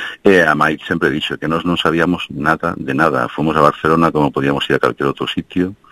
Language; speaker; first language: Galician; early bilingual, heritage; Galician